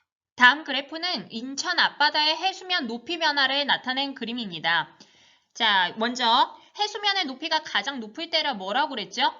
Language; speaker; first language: Korean; native; Korean